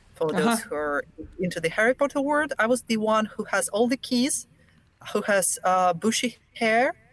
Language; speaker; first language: English; non-native, fluent; Russian